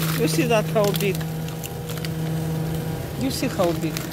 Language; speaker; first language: English; non-native, learner; Russian